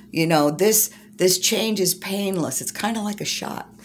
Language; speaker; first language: English; native; English